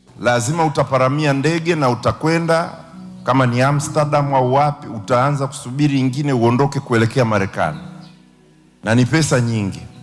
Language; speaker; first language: Swahili; native; Swahili